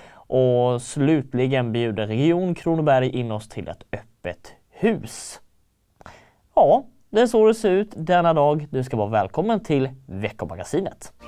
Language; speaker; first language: Swedish; native; Swedish